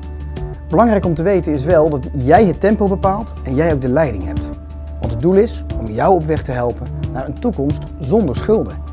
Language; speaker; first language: Dutch; native; Dutch